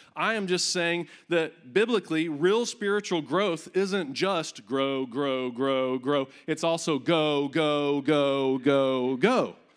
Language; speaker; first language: English; native; English